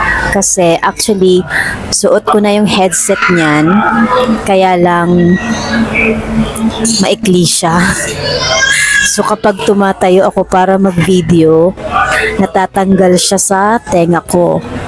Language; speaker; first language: Filipino; non-native, local second language; Aklanon